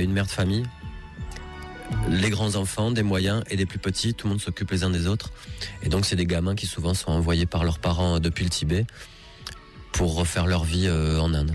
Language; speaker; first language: French; native; French